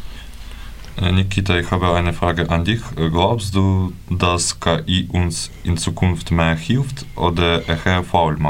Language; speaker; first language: German; non-native, learner; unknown